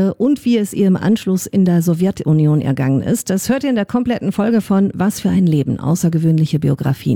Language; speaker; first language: German; native; German